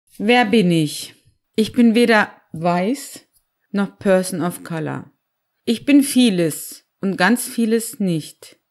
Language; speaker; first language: German; early bilingual, other home language; Turkish